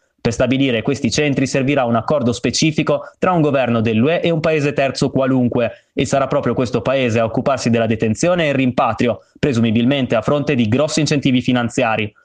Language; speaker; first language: Italian; native; Italian